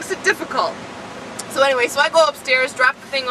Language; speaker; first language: English; native; English